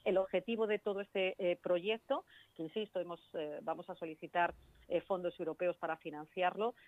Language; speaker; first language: Spanish; native; Spanish